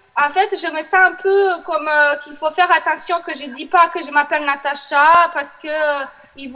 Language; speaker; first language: French; non-native, fluent; Bosnian